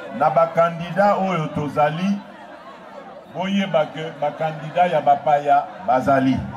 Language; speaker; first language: Lingala; non-native, local second language; Luba-Lulua